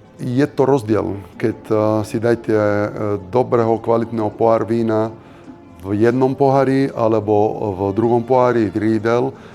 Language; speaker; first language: Slovak; non-native, fluent; Italian